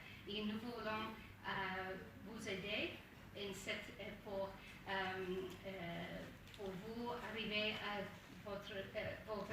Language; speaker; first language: French; non-native, learner; English